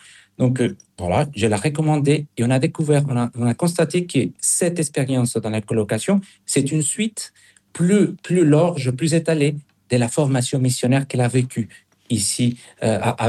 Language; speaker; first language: French; non-native, fluent; Spanish